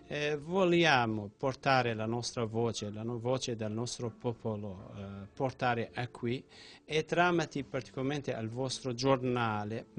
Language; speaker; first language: Italian; non-native, fluent; Central Kurdish